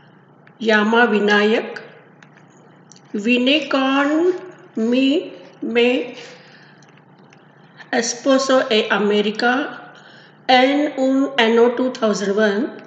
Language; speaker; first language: Spanish; non-native, learner; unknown